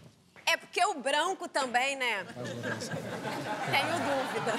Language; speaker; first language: Portuguese; native; Portuguese